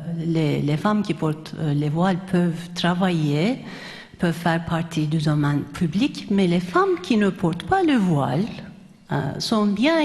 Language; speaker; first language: French; non-native, fluent; Turkish